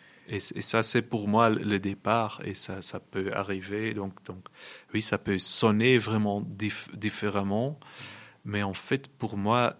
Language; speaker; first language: French; non-native, local second language; Dutch